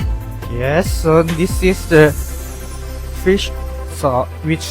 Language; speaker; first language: English; non-native, learner; Thai